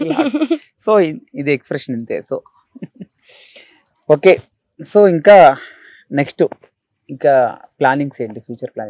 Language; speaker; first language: Telugu; native; Telugu